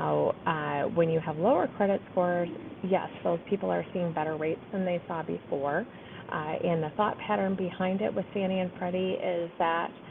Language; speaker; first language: English; native; English